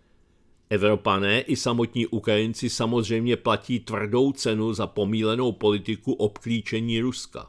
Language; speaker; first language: Czech; native; Czech